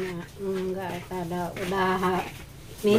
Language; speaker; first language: Indonesian; non-native, local second language; Sundanese